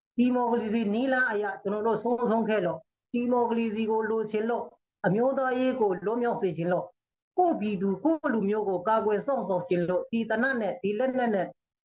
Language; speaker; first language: Burmese; non-native, local second language; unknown